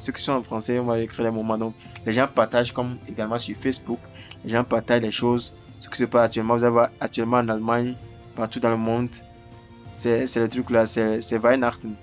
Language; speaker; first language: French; non-native, local second language; Ewe